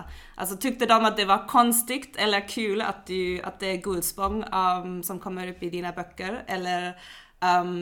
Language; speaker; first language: Swedish; non-native, fluent; German